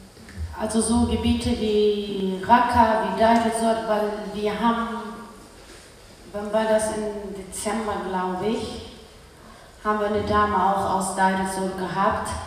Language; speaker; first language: German; early bilingual, other home language; Kurdish